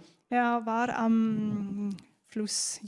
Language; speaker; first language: German; native; German